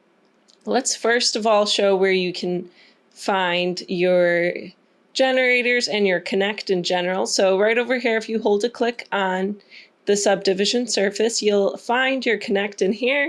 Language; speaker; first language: English; native; English